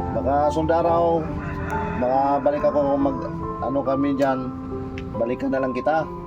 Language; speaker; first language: Filipino; non-native, local second language; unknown